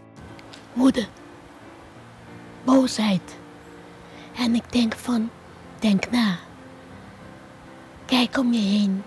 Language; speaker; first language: Dutch; non-native, local second language; Papiamento